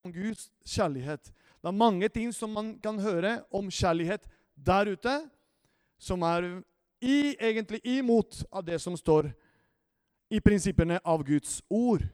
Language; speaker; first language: Norwegian; non-native, fluent; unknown